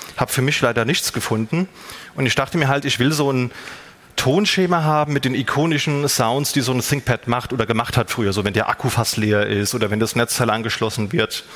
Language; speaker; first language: German; native; German